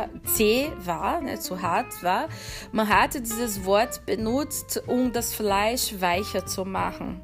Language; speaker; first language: German; non-native, fluent; Portuguese